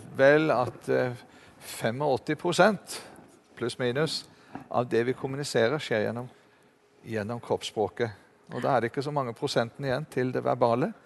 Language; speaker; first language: Norwegian; native; Norwegian